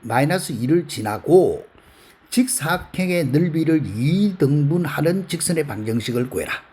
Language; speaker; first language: Korean; native; Korean